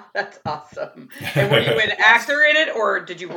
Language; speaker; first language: English; native; English